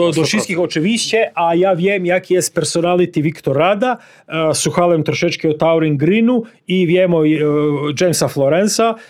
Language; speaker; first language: Polish; non-native, fluent; Serbian